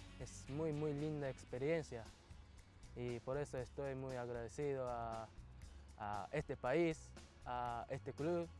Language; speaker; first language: Spanish; non-native, fluent; Japanese